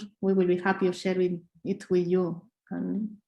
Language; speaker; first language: English; non-native, fluent; Spanish